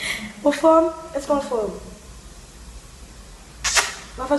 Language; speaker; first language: French; non-native, learner; Haitian Creole